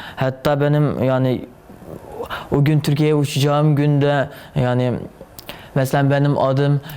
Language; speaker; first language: Turkish; non-native, fluent; Chinese